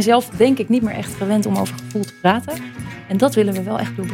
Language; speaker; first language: Dutch; native; Dutch